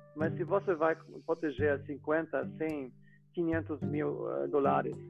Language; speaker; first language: Portuguese; non-native, fluent; German